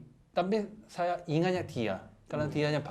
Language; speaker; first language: Indonesian; non-native, learner; Korean